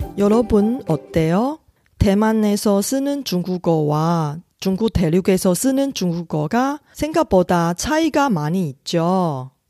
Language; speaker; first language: Korean; non-native, fluent; Chinese